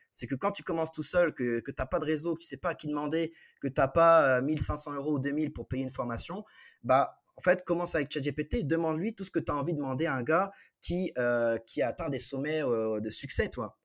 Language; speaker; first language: French; native; French